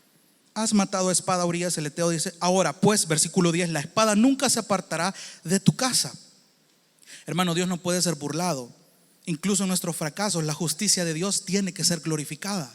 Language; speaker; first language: Spanish; native; Spanish